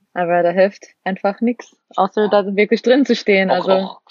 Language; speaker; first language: German; non-native, fluent; English